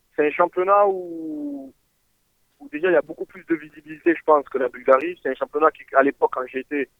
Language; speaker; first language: French; native; French